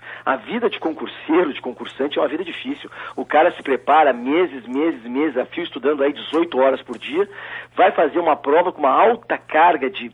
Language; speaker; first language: Portuguese; native; Portuguese